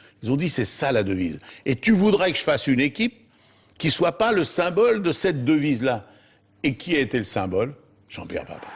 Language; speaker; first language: French; native; French